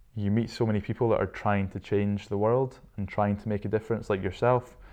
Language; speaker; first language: English; native; English